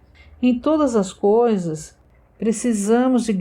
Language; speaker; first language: Portuguese; native; Portuguese